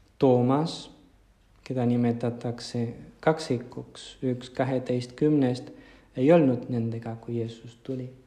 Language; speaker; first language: Estonian; non-native, fluent; Spanish